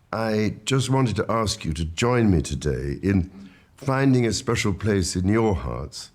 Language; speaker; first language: English; native; English